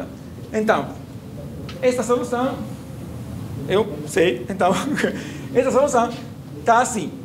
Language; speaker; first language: Portuguese; non-native, fluent; Italian